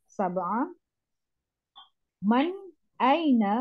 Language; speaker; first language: Arabic; non-native, learner; Indonesian